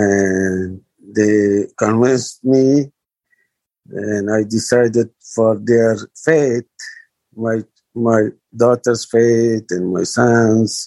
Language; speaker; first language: English; non-native, learner; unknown